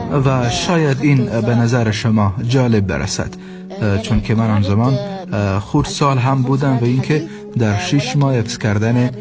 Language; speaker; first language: Persian; early bilingual, heritage; Persian